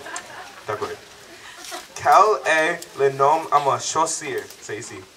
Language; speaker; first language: French; non-native, learner; English